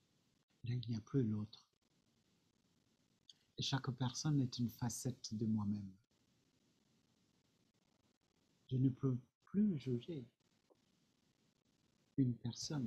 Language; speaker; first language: French; non-native, fluent; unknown